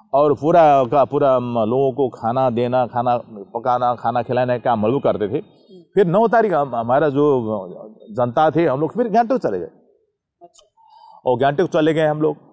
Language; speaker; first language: Hindi; non-native, local second language; Nepali